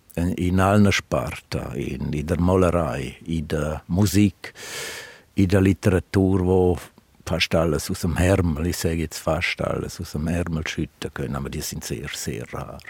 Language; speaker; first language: German; non-native, local second language; Romansh